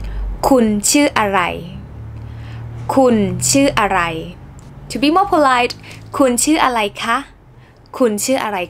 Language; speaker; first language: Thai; native; Thai